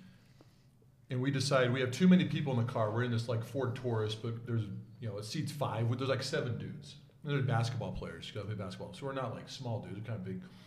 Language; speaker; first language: English; native; English